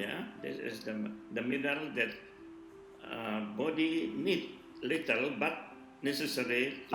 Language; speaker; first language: English; non-native, learner; Indonesian